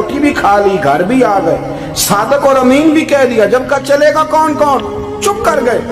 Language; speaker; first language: Urdu; non-native, local second language; Punjabi